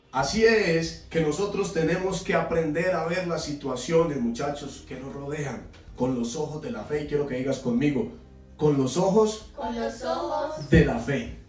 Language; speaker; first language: Spanish; native; Spanish